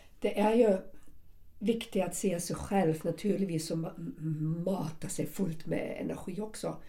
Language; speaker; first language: Swedish; non-native, fluent; German